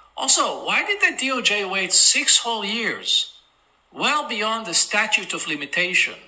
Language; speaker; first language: English; non-native, fluent; Hebrew